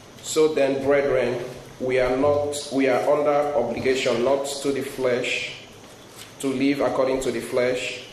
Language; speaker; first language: English; non-native, local second language; Igbo